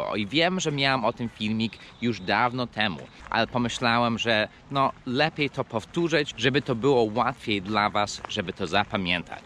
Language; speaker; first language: Polish; non-native, fluent; English